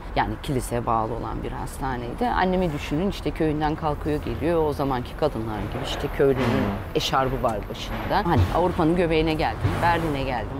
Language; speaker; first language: Turkish; early bilingual, heritage; Turkish